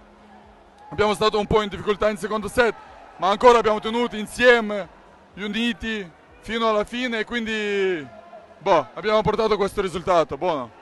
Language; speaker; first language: Italian; non-native, learner; Ukrainian